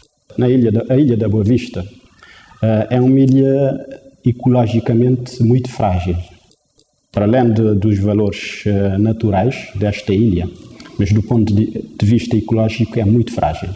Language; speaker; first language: Portuguese; non-native, local second language; Kabuverdianu